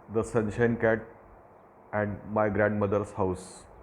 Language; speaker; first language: English; non-native, local second language; Marathi